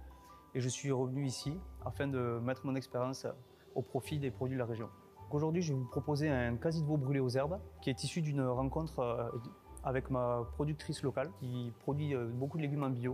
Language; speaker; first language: French; native; French